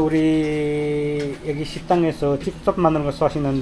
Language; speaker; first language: Korean; non-native, learner; Nepali